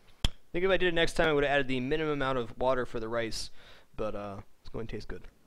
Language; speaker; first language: English; native; English